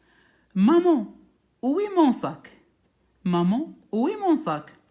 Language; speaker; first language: French; non-native, local second language; Arabic